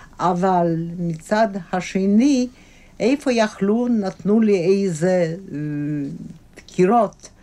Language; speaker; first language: Hebrew; non-native, fluent; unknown